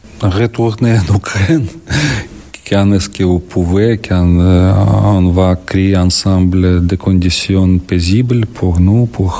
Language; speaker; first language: French; non-native, learner; Ukrainian